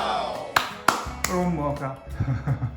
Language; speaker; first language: Thai; non-native, learner; Korean